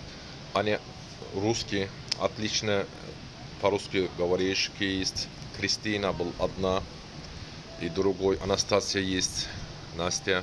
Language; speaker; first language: Russian; non-native, learner; Turkish